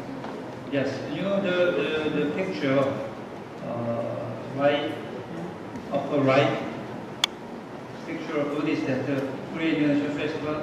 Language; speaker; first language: English; non-native, fluent; Korean